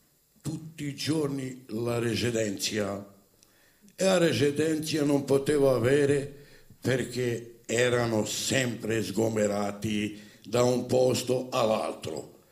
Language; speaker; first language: Italian; non-native, learner; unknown